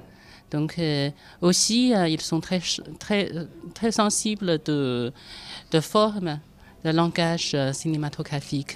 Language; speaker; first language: French; non-native, fluent; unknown